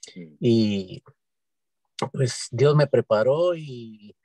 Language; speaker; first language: Spanish; native; Spanish